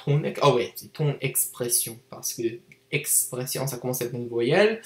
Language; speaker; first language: French; non-native, learner; English